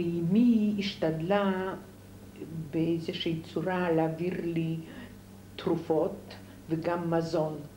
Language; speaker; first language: Hebrew; non-native, fluent; Polish